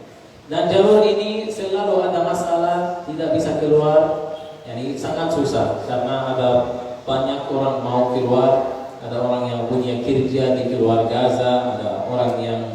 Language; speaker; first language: Indonesian; non-native, learner; Arabic